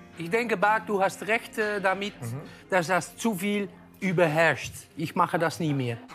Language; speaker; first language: German; non-native, learner; Dutch